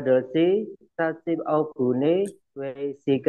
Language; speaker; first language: Korean; non-native, learner; Indonesian